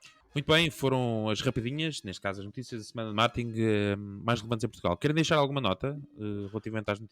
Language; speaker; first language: Portuguese; native; Portuguese